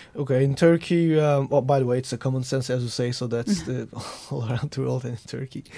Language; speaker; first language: English; non-native, fluent; Turkish